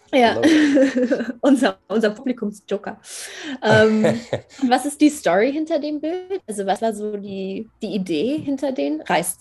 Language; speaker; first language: German; native; German